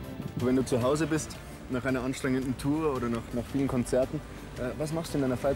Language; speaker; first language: German; native; German